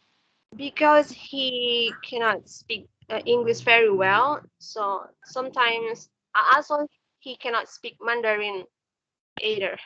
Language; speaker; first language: English; non-native, learner; Indonesian